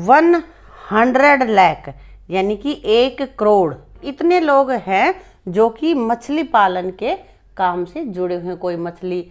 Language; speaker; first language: Hindi; native; Hindi